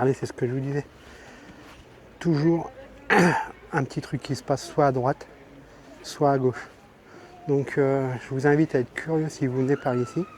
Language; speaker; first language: French; native; French